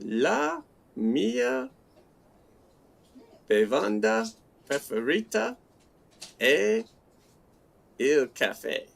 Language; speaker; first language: Italian; non-native, learner; English